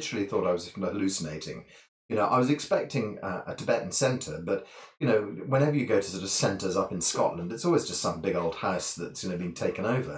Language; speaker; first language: English; native; English